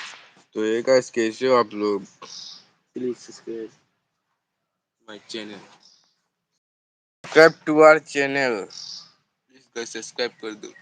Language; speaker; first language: Hindi; non-native, local second language; Bangla